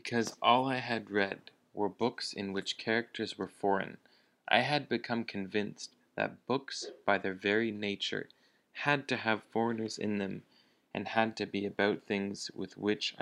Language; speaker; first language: English; native; English